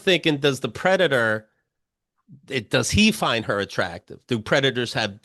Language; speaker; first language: English; native; English